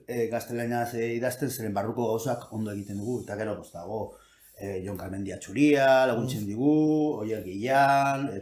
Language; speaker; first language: Basque; non-native, local second language; Spanish